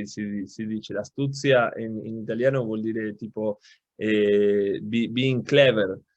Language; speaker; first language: Italian; non-native, local second language; Spanish